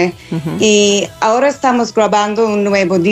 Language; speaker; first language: Spanish; non-native, fluent; English